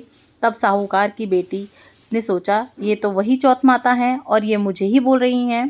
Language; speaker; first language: Hindi; native; Hindi